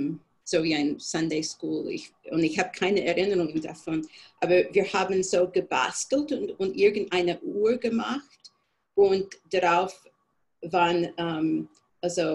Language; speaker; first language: German; non-native, fluent; English